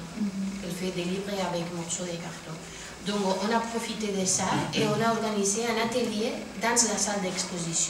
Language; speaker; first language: French; non-native, fluent; Spanish